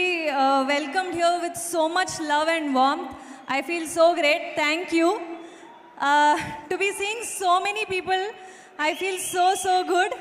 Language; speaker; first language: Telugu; non-native, learner; Kannada